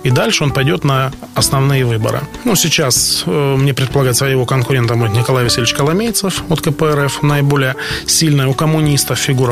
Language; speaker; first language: Russian; native; Russian